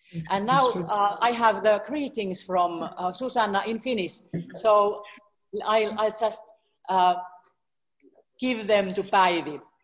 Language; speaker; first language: English; non-native, fluent; Finnish